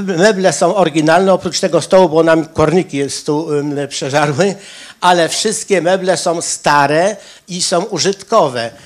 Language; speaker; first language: Polish; native; Polish